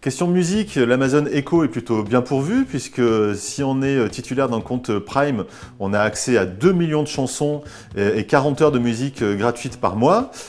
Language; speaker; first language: French; native; French